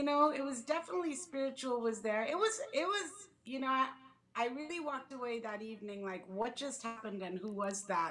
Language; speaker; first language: English; early bilingual, other home language; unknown